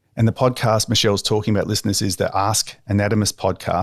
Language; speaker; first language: English; native; English